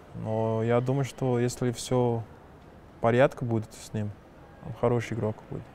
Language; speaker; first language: Russian; non-native, fluent; Portuguese